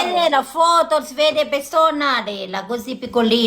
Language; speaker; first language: Italian; non-native, learner; Thai